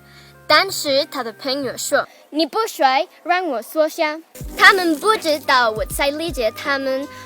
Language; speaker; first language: Chinese; non-native, learner; Spanish